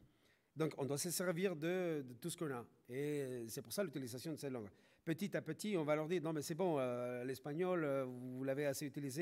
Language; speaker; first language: French; non-native, fluent; Spanish